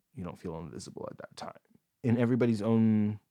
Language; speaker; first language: English; native; English